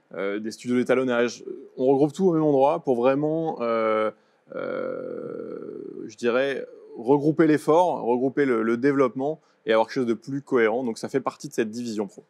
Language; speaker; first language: French; native; French